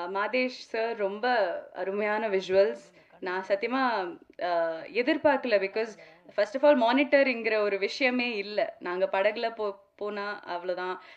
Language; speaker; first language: Tamil; non-native, local second language; Malayalam